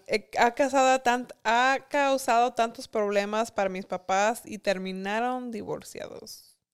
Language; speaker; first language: Spanish; early bilingual, heritage; Spanish